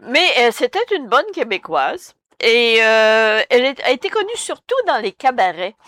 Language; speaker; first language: French; native; French